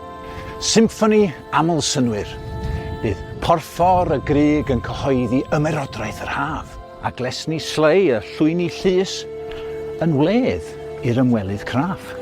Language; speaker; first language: Welsh; native; Welsh